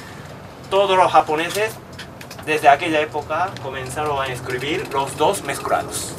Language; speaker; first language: Spanish; non-native, learner; Japanese